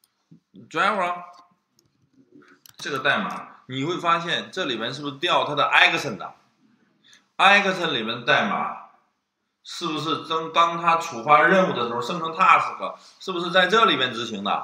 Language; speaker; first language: Chinese; native; Chinese